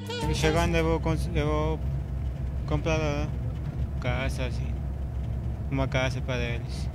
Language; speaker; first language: Portuguese; non-native, fluent; Spanish